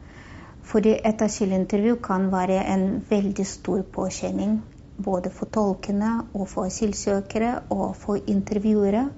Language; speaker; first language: Norwegian; non-native, fluent; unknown